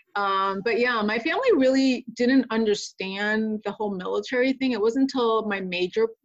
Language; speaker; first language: English; native; English